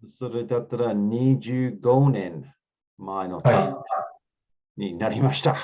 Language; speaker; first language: Japanese; non-native, learner; English